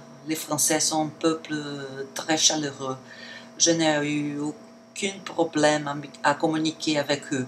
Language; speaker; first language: French; non-native, learner; Portuguese